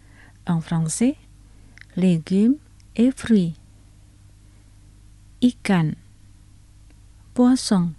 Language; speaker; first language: French; non-native, fluent; Indonesian